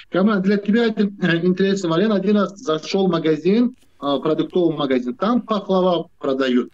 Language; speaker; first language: Russian; non-native, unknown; Turkish